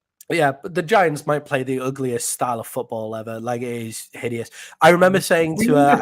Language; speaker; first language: English; native; English